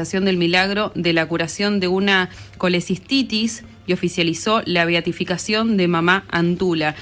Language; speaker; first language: Spanish; native; Spanish